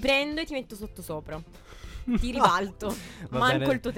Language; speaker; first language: Italian; native; Italian